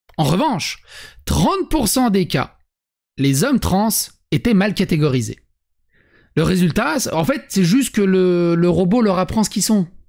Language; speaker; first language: French; native; French